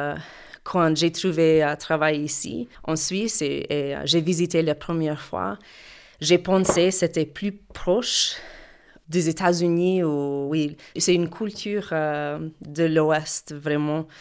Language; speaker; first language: French; non-native, learner; English